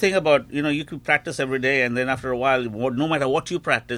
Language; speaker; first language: English; non-native, local second language; Bangla